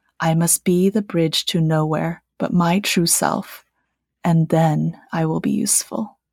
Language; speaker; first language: English; early bilingual, other home language; Chinese